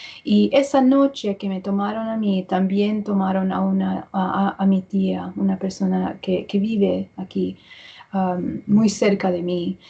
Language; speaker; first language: Spanish; early bilingual, heritage; English